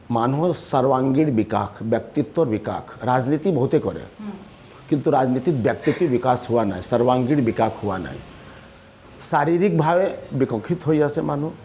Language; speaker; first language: Assamese; non-native, local second language; Hindi